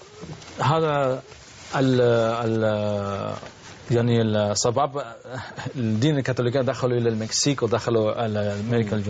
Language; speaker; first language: Arabic; non-native, learner; Spanish